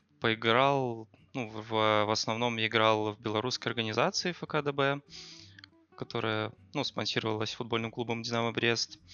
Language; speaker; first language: Russian; native; Russian